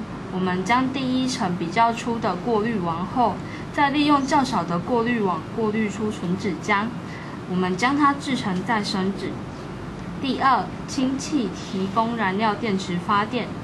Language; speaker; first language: Chinese; native; Chinese